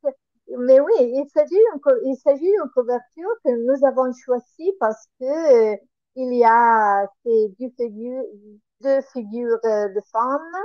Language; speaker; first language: French; non-native, learner; Italian